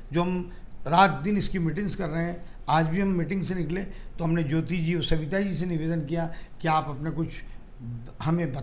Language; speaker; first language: Hindi; native; Hindi